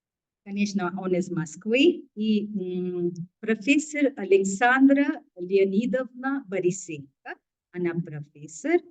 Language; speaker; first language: Russian; non-native, fluent; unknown